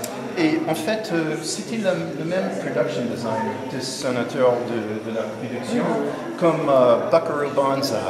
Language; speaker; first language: French; non-native, fluent; English